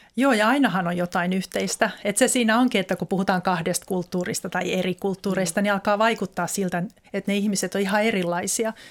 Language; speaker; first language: Finnish; native; Finnish